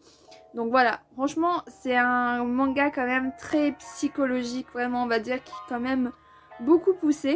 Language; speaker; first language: French; native; French